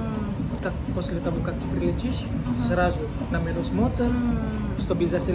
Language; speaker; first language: Russian; non-native, learner; Indonesian